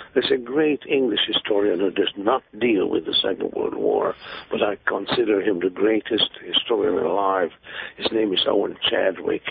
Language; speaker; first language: English; non-native, fluent; Hungarian